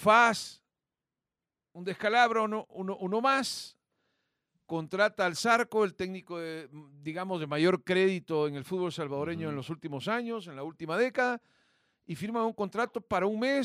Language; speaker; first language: Spanish; native; Spanish